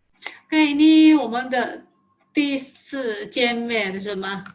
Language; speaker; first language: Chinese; non-native, fluent; Indonesian